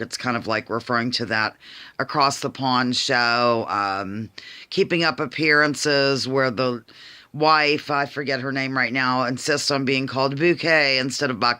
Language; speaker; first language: English; native; English